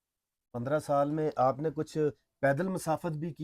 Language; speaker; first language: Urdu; non-native, local second language; Punjabi